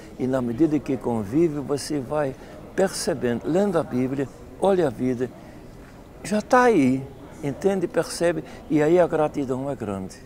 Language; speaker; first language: Portuguese; non-native, fluent; Dutch